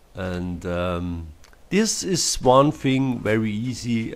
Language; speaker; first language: English; non-native, learner; German